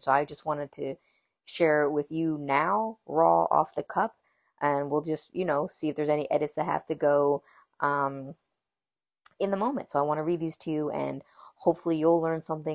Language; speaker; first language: English; native; English